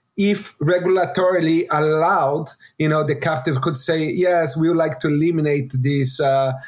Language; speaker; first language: English; non-native, fluent; Portuguese